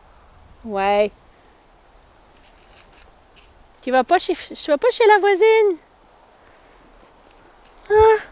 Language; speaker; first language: French; native; French